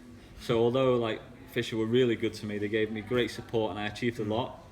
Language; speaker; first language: English; native; English